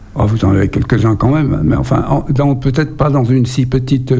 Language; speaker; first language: French; native; French